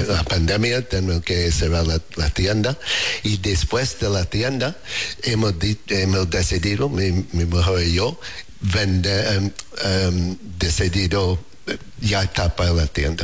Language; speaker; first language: Spanish; non-native, learner; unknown